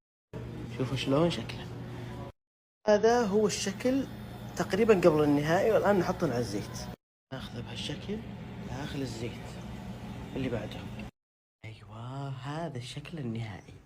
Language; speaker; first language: Arabic; native; Arabic